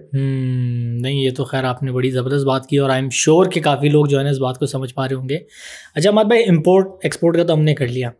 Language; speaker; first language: Urdu; native; Urdu